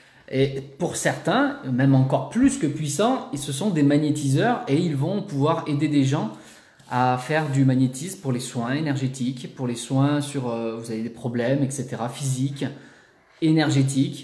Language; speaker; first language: French; native; French